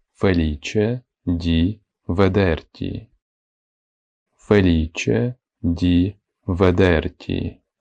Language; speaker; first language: Italian; non-native, fluent; Ukrainian